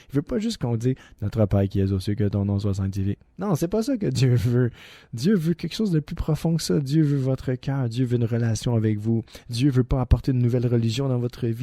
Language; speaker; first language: French; native; French